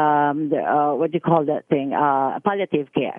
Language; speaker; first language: English; non-native, local second language; Filipino